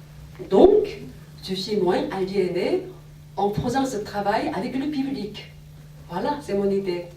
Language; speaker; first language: French; non-native, fluent; Korean